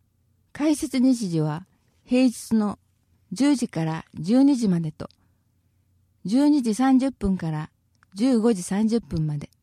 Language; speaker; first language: Japanese; native; Japanese